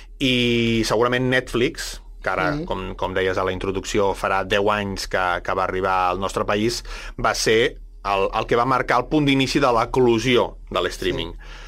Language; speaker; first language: Catalan; native; Catalan